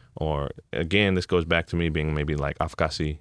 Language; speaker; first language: English; native; English